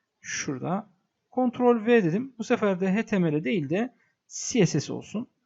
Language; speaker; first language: Turkish; native; Turkish